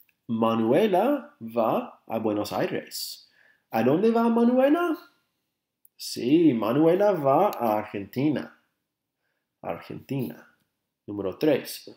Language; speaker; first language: Spanish; non-native, fluent; English